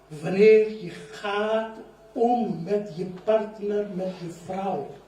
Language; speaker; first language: Dutch; non-native, learner; Urdu